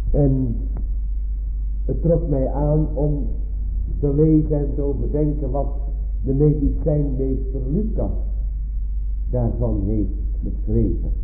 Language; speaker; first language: Dutch; native; Dutch